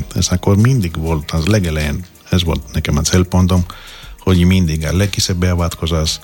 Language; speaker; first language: Hungarian; non-native, fluent; Greek